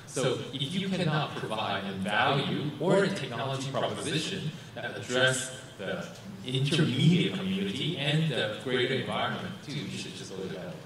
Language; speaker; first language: English; non-native, fluent; Chinese